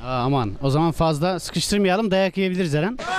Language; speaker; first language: Turkish; native; Turkish